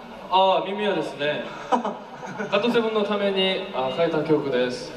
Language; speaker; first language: Japanese; non-native, learner; Korean